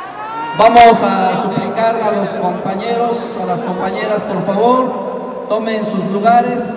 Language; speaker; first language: Spanish; native; Spanish